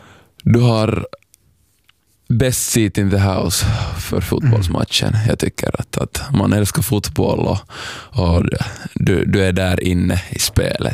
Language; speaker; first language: Swedish; non-native, local second language; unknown